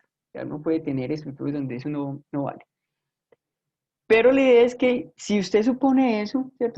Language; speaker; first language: Spanish; native; Spanish